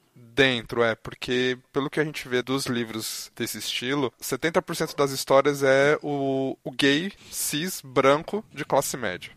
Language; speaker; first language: Portuguese; native; Portuguese